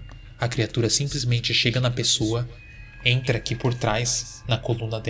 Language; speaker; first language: Portuguese; native; Portuguese